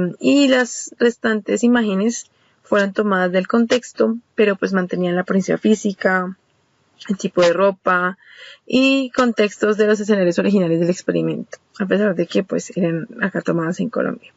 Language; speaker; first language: Spanish; native; Spanish